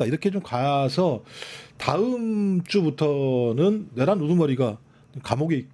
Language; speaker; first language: Korean; native; Korean